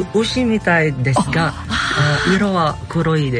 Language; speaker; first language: Japanese; non-native, learner; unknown